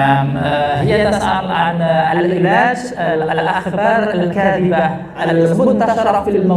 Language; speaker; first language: Arabic; non-native, learner; Indonesian